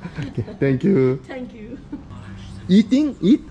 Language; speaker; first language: English; non-native, learner; Korean